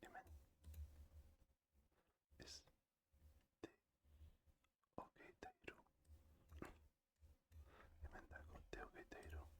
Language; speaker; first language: Basque; non-native, learner; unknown